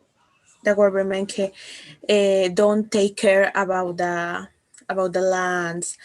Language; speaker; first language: English; non-native, learner; Spanish